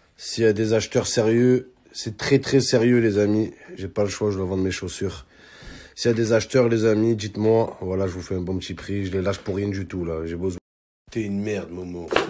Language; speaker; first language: French; native; French